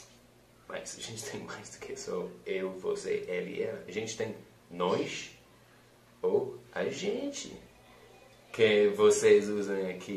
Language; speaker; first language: Portuguese; non-native, fluent; English